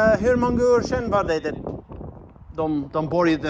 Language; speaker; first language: Swedish; non-native, learner; English